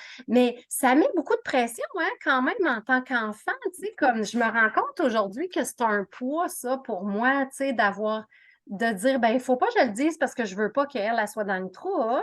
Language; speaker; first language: French; native; French